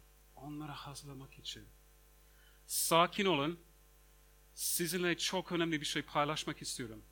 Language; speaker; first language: Turkish; non-native, fluent; English